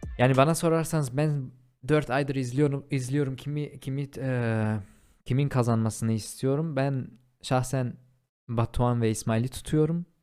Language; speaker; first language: Turkish; early bilingual, heritage; Turkish